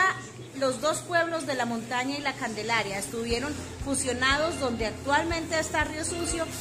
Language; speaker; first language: Spanish; native; Spanish